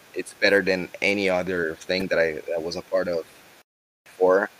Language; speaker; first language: English; non-native, fluent; Portuguese